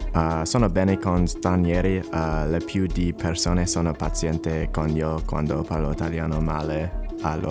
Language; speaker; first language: Italian; non-native, learner; English